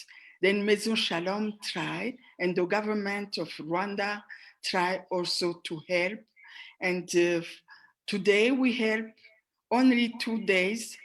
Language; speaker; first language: English; non-native, fluent; Rundi